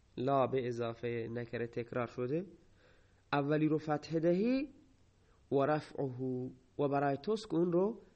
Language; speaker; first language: Persian; non-native, local second language; Baluchi